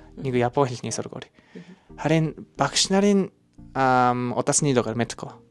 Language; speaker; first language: Mongolian; non-native, learner; Japanese